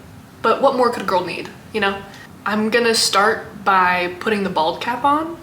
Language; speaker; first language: English; native; English